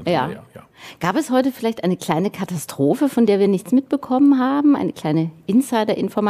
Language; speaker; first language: German; native; German